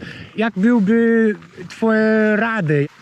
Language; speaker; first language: Polish; non-native, fluent; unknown